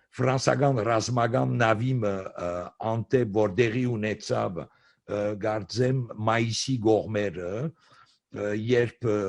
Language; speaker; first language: Armenian; early bilingual, heritage; Armenian